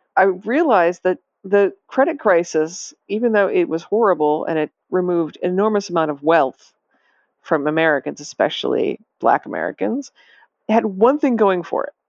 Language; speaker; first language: English; native; English